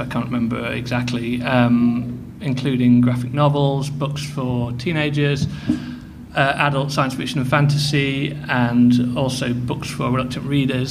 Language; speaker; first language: English; native; English